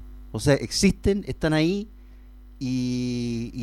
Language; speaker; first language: Spanish; native; Spanish